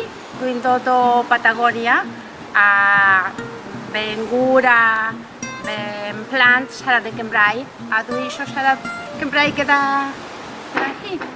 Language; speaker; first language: Welsh; non-native, learner; Spanish